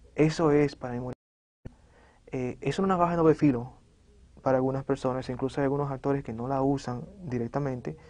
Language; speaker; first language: Spanish; native; Spanish